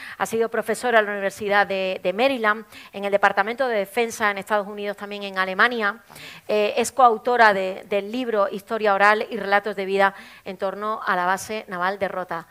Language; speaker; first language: Spanish; native; Spanish